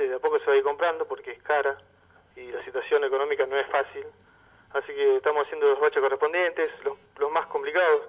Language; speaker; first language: Spanish; native; Spanish